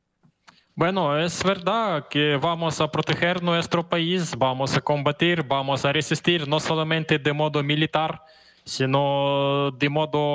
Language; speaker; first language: Spanish; non-native, fluent; Ukrainian